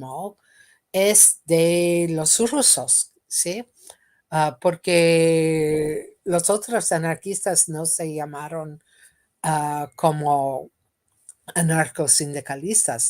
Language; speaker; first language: Spanish; non-native, fluent; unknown